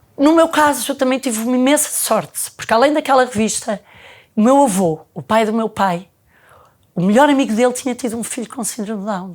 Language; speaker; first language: Portuguese; native; Portuguese